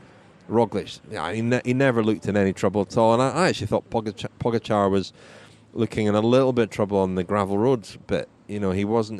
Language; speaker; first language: English; native; English